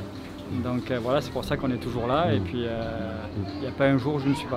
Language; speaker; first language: French; native; French